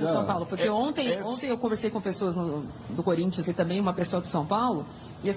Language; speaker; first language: Portuguese; native; Portuguese